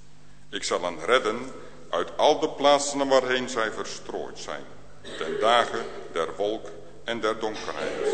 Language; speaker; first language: Dutch; native; Dutch